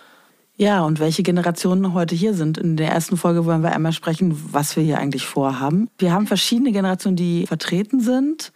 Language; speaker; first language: German; native; German